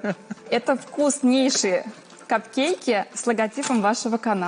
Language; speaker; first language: Russian; native; Russian